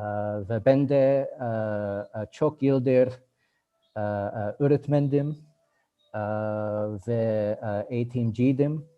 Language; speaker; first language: Turkish; non-native, learner; English